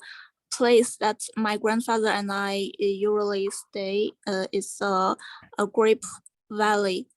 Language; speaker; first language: English; non-native, fluent; Chinese